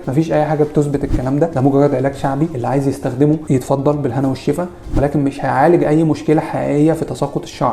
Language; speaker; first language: Arabic; native; Arabic